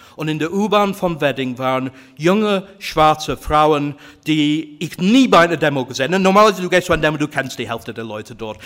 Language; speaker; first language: German; non-native, fluent; English